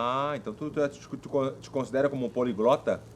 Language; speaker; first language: Portuguese; native; Portuguese